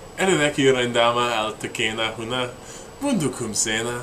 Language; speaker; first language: Arabic; non-native, learner; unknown